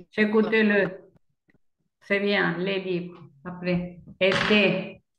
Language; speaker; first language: French; non-native, learner; Spanish